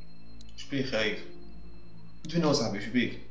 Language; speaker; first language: Arabic; native; Arabic